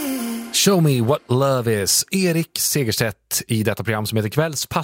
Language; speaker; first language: Swedish; native; Swedish